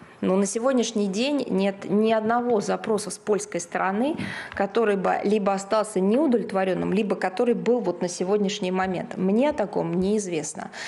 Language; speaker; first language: Russian; native; Russian